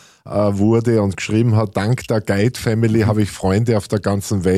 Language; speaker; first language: German; native; German